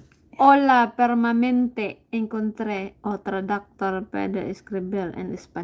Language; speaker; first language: Spanish; non-native, learner; Filipino